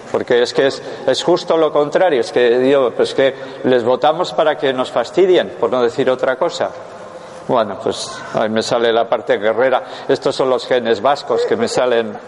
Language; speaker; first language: Spanish; non-native, local second language; Basque